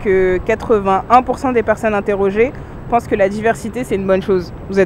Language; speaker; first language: French; native; French